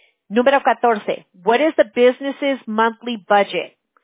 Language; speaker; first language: English; early bilingual, other home language; Spanish